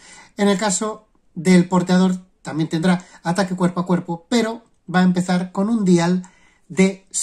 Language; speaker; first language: Spanish; native; Spanish